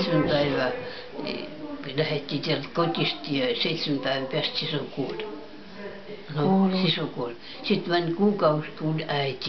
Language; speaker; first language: Finnish; early bilingual, heritage; Finnish